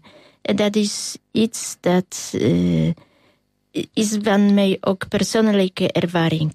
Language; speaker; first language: Dutch; non-native, learner; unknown